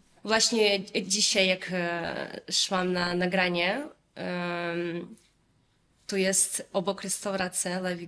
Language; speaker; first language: Polish; non-native, fluent; Russian